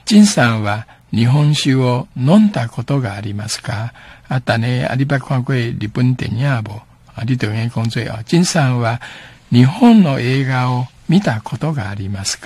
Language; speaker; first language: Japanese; non-native, fluent; Chinese